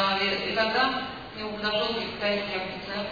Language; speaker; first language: Russian; native; Russian